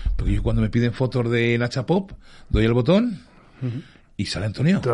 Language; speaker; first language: Spanish; early bilingual, other home language; English